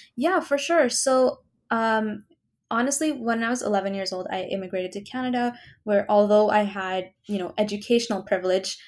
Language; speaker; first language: English; early bilingual, other home language; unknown